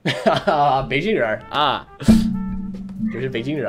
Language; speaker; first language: Chinese; non-native, fluent; English